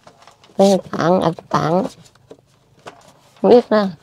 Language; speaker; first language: Vietnamese; non-native, local second language; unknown